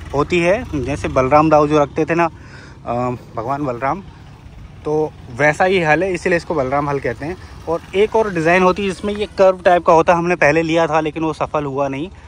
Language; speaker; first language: Hindi; native; Hindi